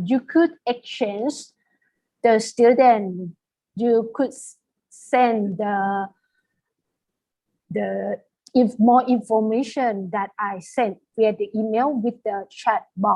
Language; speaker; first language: English; non-native, fluent; Thai